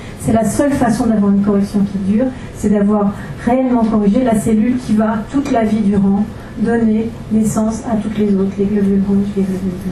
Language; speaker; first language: French; native; French